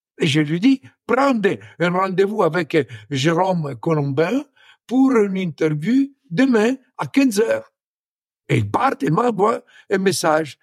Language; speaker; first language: French; non-native, fluent; Italian